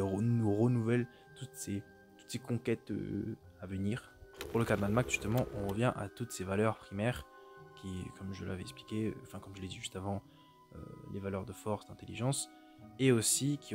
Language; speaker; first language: French; native; French